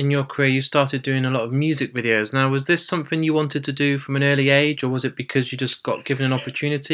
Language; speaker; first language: English; native; English